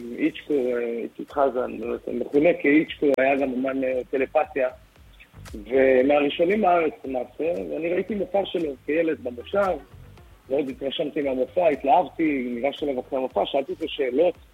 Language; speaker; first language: Hebrew; native; Hebrew